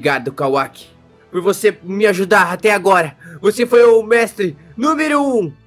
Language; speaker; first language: Portuguese; native; Portuguese